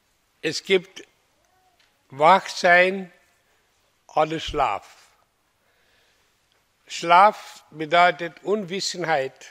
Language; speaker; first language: German; non-native, learner; Hindi